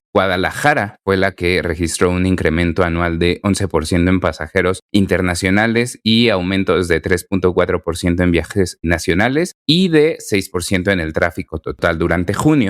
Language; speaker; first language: Spanish; native; Spanish